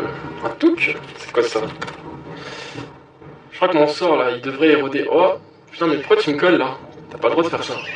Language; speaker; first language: French; native; French